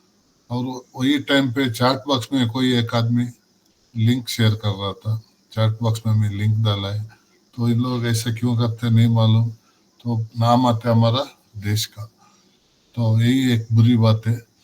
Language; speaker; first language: Hindi; non-native, local second language; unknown